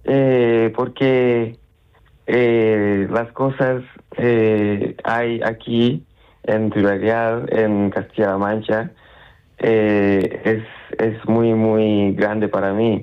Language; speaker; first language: Spanish; non-native, learner; Swahili